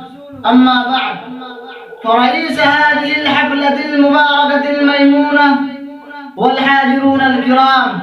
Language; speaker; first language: Arabic; non-native, learner; Urdu